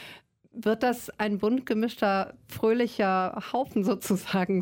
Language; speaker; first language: German; native; German